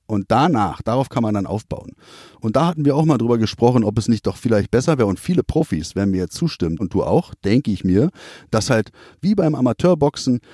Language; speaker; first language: German; native; German